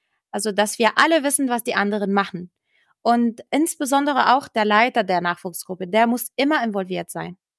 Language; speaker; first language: German; non-native, fluent; Arabic